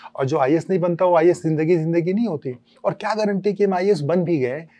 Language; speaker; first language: Hindi; native; Hindi